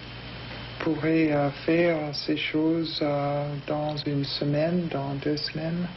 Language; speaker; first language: French; non-native, learner; English